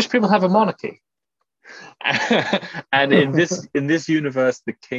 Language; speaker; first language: English; native; English